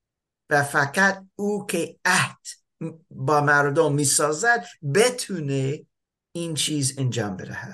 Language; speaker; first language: Persian; non-native, fluent; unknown